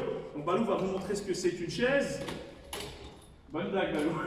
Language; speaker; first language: French; native; French